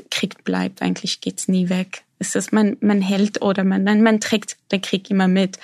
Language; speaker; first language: German; non-native, fluent; Arabic